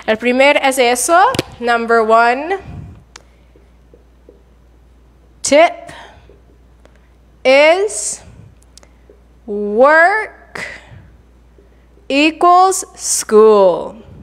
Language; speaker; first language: English; native; English